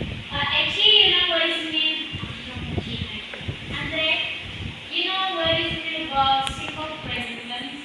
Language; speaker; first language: English; non-native, learner; Indonesian